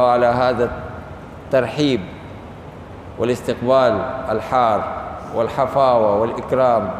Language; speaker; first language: Arabic; non-native, fluent; Urdu